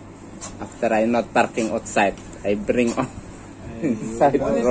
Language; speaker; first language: English; non-native, learner; Indonesian